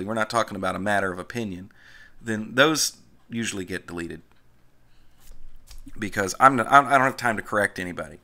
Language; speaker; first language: English; native; English